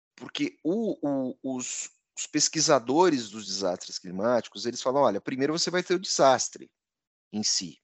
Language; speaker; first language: Portuguese; native; Portuguese